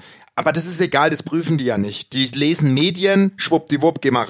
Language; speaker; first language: German; native; German